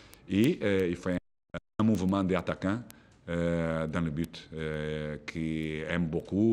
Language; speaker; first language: French; non-native, fluent; Portuguese